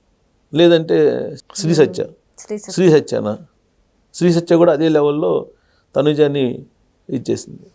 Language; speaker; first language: Telugu; native; Telugu